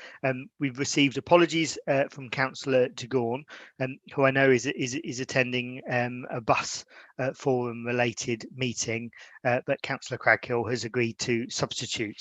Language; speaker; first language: English; native; English